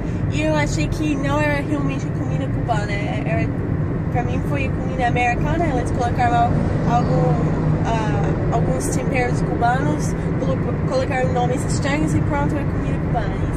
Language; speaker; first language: Portuguese; non-native, fluent; English